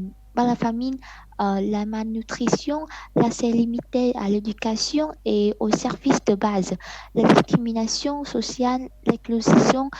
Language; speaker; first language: French; non-native, learner; Vietnamese